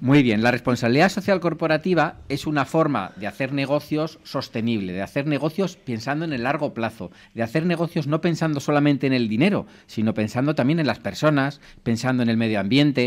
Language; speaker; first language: Spanish; native; Spanish